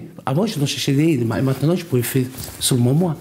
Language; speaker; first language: French; non-native, learner; Italian